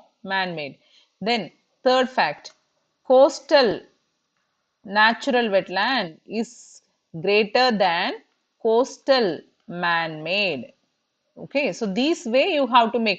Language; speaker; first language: English; non-native, local second language; Tamil